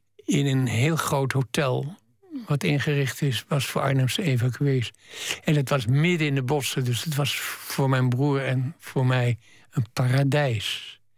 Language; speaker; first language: Dutch; native; Dutch